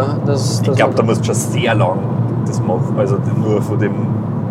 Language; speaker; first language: German; native; German